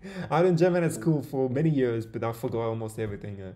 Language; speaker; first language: English; non-native, fluent; French